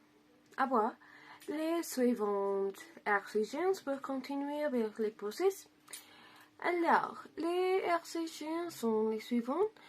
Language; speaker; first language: French; non-native, learner; Spanish